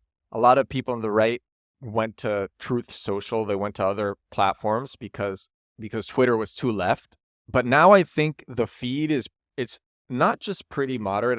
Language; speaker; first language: English; native; English